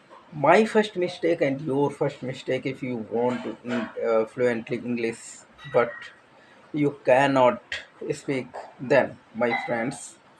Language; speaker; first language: English; non-native, learner; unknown